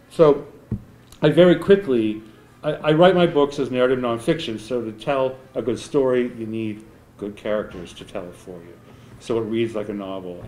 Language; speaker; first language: English; native; English